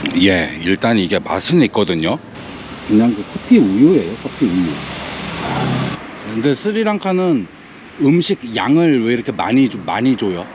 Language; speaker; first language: Korean; native; Korean